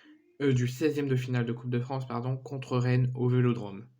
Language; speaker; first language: French; native; French